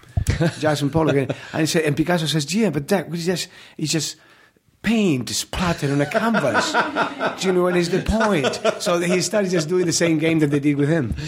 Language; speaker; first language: English; non-native, fluent; Spanish